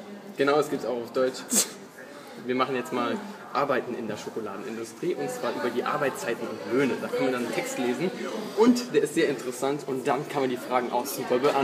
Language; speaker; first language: German; native; German